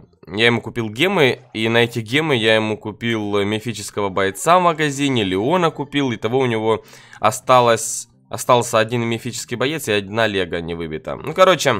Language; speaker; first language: Russian; native; Russian